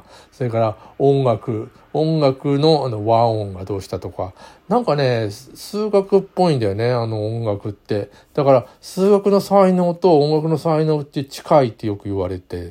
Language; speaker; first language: Japanese; native; Japanese